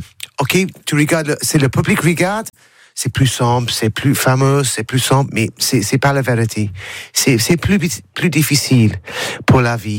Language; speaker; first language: French; non-native, learner; English